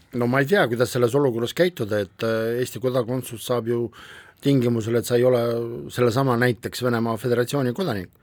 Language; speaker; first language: Estonian; non-native, local second language; Russian